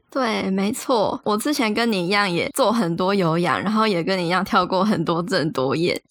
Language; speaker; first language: Chinese; native; Chinese